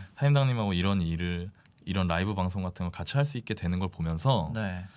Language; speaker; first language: Korean; native; Korean